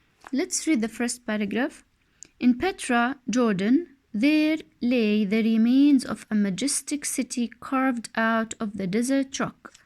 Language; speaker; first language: English; non-native, fluent; Arabic